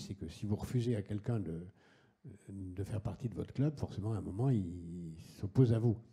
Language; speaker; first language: French; native; French